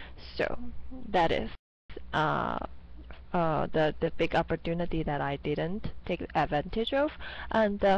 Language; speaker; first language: English; non-native, fluent; Chinese